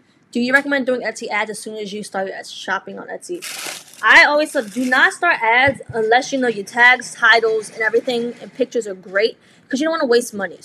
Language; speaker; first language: English; early bilingual, other home language; Spanish